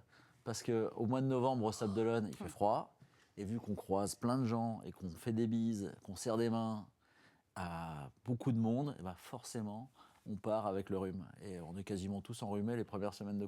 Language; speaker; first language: French; native; French